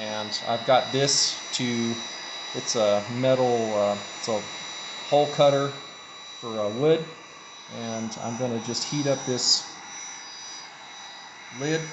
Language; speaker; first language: English; native; English